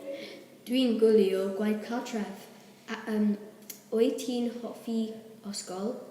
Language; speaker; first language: Welsh; non-native, learner; English